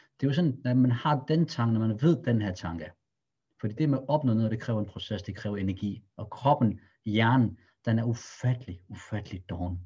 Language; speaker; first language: Danish; early bilingual, other home language; Arabic